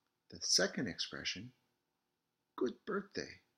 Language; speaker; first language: English; early bilingual, other home language; French